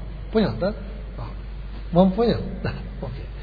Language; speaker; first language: Russian; non-native, learner; Tibetan